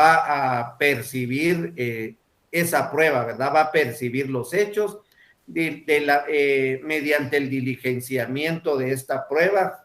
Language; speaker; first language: Spanish; native; Spanish